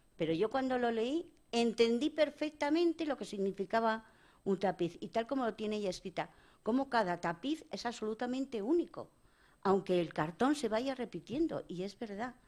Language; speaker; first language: Spanish; native; Spanish